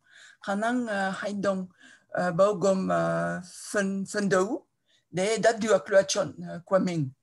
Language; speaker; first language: Vietnamese; non-native, fluent; French